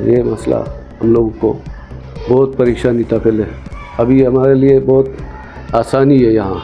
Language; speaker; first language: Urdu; non-native, local second language; Baluchi